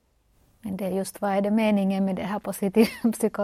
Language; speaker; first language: Swedish; non-native, local second language; Finnish